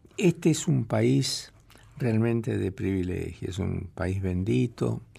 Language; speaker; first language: Spanish; native; Spanish